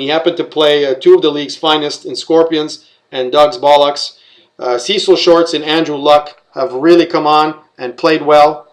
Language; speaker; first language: English; native; English